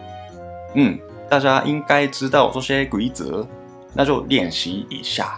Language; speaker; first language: Chinese; non-native, fluent; Japanese